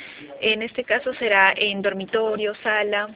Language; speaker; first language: Spanish; native; Spanish